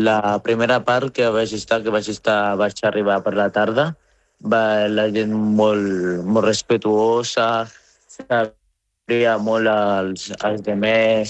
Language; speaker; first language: Catalan; non-native, fluent; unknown